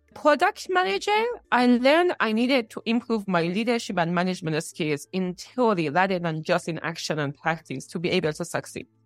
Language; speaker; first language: English; non-native, fluent; Persian